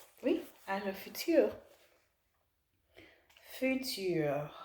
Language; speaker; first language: French; non-native, learner; English